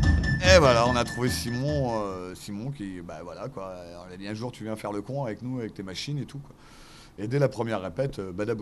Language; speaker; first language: French; native; French